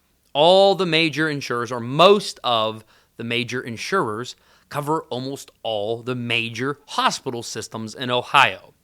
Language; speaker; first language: English; native; English